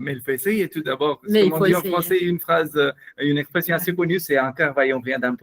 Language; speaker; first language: French; non-native, fluent; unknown